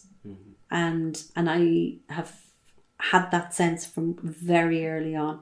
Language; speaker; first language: English; native; English